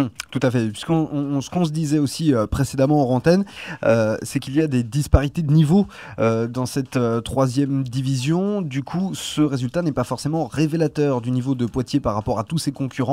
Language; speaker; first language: French; native; French